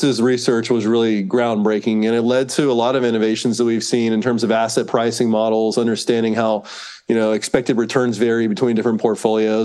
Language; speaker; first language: English; native; English